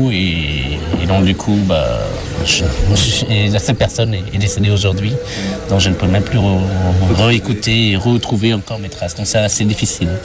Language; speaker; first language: French; non-native, fluent; Khmer